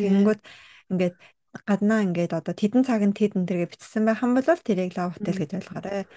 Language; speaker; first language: Mongolian; native; Mongolian